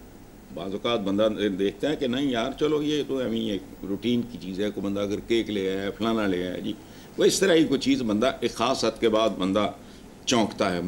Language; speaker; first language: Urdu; non-native, local second language; Punjabi